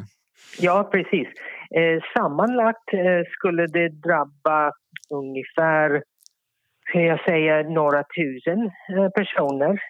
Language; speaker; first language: Swedish; non-native, fluent; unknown